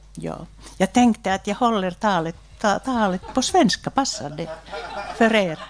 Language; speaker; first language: Swedish; non-native, local second language; Finnish